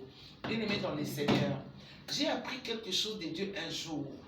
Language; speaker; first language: French; non-native, local second language; Lingala